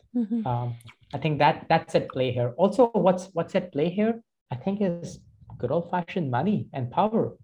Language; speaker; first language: English; non-native, local second language; Hindi